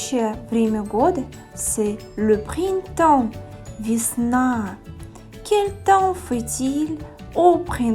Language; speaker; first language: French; non-native, fluent; Russian